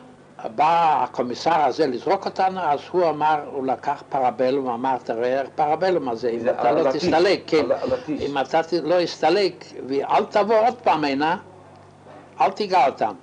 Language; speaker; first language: Hebrew; non-native, fluent; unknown